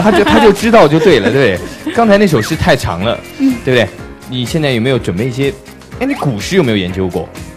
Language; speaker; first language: Chinese; native; Chinese